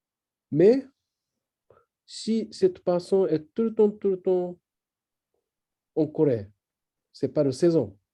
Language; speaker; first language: French; non-native, learner; Japanese